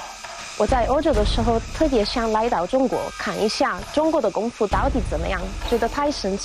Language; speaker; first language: Chinese; non-native, learner; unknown